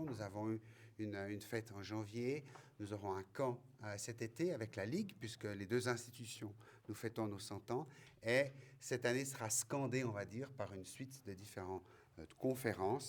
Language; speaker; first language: French; native; French